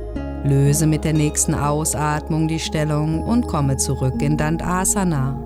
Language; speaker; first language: German; native; German